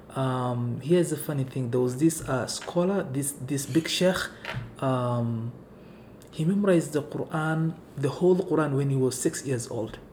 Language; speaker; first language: English; non-native, local second language; Somali